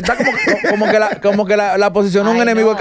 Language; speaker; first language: Spanish; native; Spanish